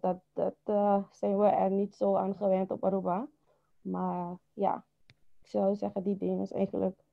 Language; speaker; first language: Dutch; non-native, local second language; Papiamento